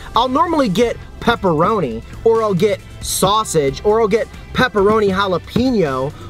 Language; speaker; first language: English; native; English